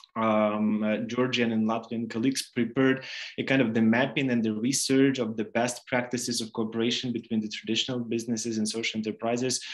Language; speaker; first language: English; non-native, fluent; Ukrainian